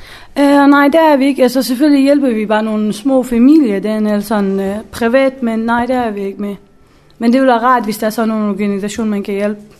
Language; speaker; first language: Danish; early bilingual, other home language; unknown